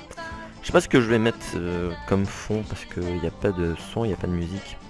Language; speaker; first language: French; native; French